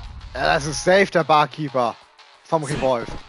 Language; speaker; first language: German; native; German